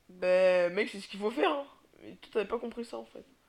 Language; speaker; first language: French; native; French